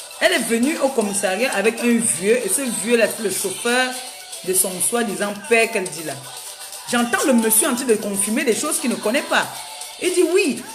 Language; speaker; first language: French; non-native, local second language; Basaa